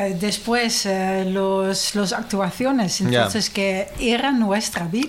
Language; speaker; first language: Spanish; non-native, fluent; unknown